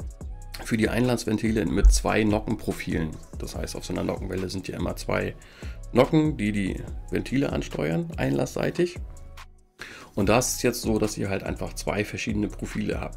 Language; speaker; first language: German; native; German